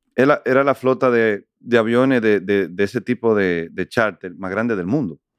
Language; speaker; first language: Spanish; native; Spanish